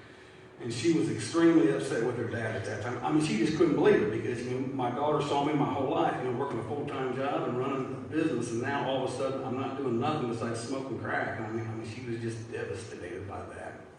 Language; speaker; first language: English; native; English